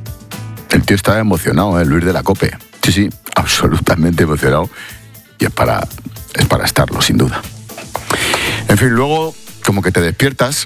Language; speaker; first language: Spanish; native; Spanish